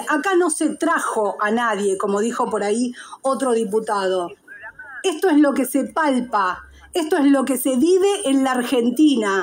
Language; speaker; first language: Spanish; native; Spanish